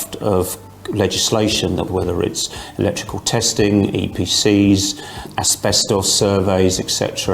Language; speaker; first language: English; native; English